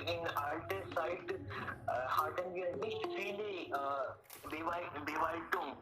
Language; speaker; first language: German; non-native, learner; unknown